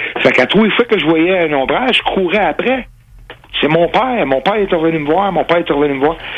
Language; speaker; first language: French; non-native, local second language; English